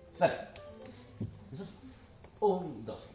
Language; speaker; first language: Spanish; native; Spanish